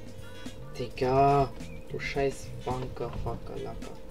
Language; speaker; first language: German; native; German